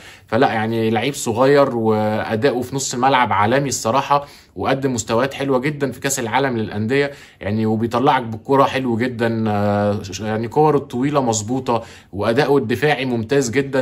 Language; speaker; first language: Arabic; native; Arabic